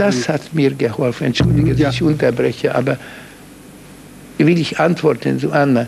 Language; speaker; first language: German; non-native, fluent; Hungarian